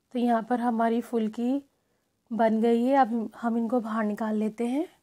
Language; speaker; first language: Hindi; native; Hindi